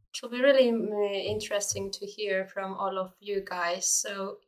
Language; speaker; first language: English; non-native, fluent; Georgian